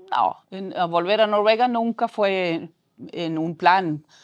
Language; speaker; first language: Spanish; non-native, fluent; Norwegian